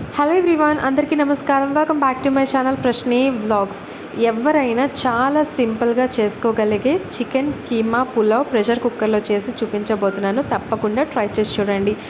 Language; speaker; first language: Telugu; native; Telugu